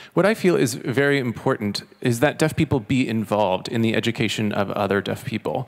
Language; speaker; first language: English; non-native, fluent; Chinese